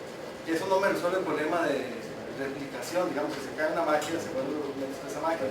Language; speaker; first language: Spanish; native; Spanish